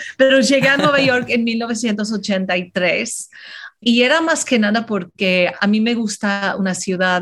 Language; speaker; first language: Spanish; non-native, fluent; English